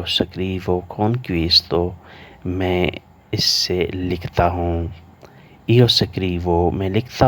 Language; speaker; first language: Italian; non-native, learner; Urdu